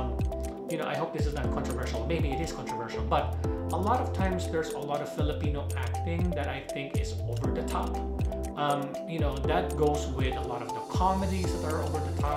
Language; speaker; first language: English; non-native, local second language; Filipino